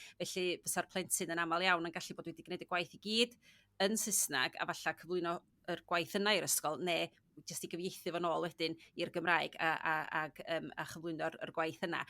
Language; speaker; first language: Welsh; native; Welsh